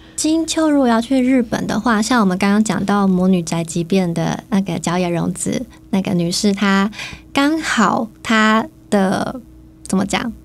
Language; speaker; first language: Chinese; native; Chinese